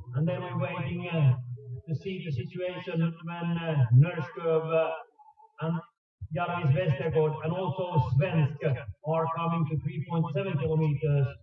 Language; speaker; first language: English; non-native, fluent; Finnish